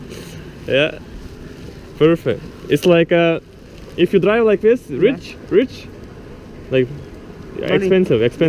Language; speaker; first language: English; non-native, learner; Lithuanian